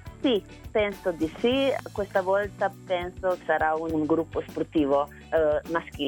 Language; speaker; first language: Italian; non-native, learner; Slovenian